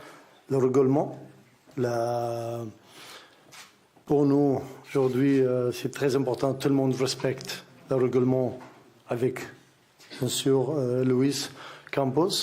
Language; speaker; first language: French; non-native, learner; Arabic